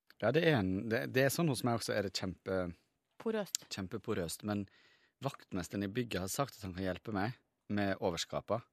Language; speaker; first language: Norwegian; native; Norwegian